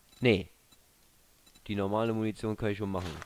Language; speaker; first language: German; native; German